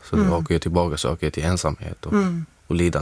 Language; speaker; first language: Swedish; non-native, fluent; Arabic